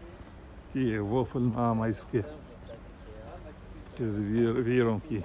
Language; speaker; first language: Portuguese; non-native, local second language; Arabic